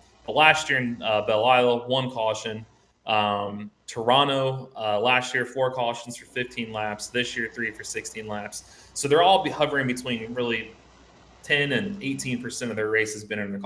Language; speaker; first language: English; native; English